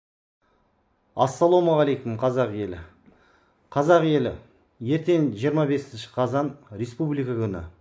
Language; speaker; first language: Kazakh; native; Kazakh